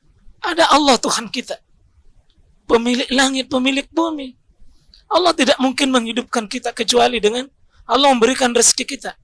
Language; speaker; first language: Indonesian; native; Indonesian